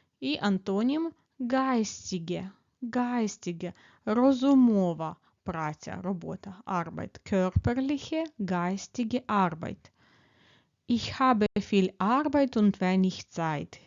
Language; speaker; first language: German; non-native, fluent; Ukrainian